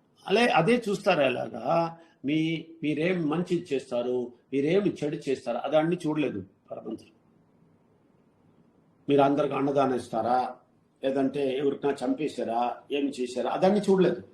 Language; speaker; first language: Telugu; non-native, learner; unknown